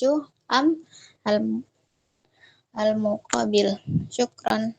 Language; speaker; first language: Arabic; non-native, learner; Indonesian